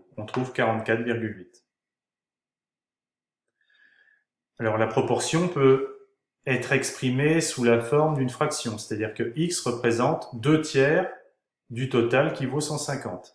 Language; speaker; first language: French; native; French